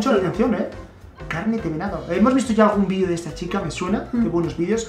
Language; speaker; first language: Spanish; native; Spanish